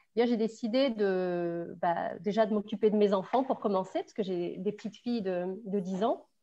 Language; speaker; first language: French; native; French